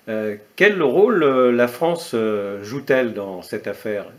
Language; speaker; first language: French; native; French